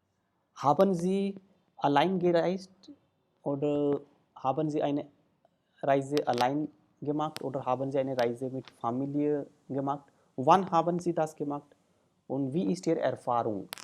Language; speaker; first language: German; non-native, fluent; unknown